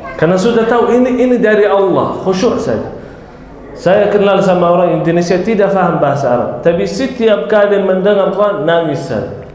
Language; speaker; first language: Malay; non-native, fluent; Arabic